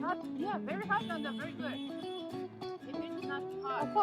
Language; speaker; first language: English; non-native, fluent; Japanese